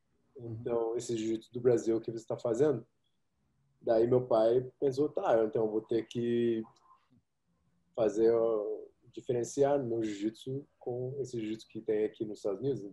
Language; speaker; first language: Portuguese; early bilingual, heritage; Portuguese